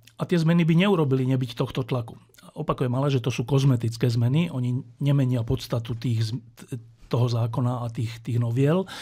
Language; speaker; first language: Slovak; native; Slovak